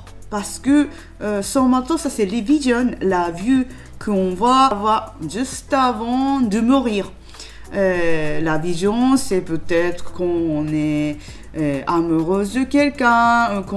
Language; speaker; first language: French; non-native, learner; Japanese